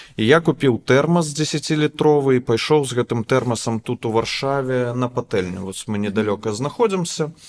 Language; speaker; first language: Belarusian; native; Belarusian